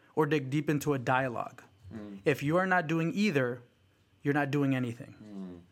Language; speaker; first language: English; early bilingual, other home language; Spanish